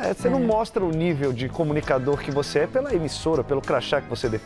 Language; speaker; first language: Portuguese; native; Portuguese